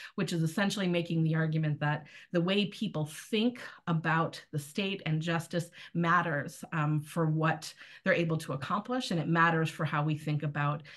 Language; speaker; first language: English; native; English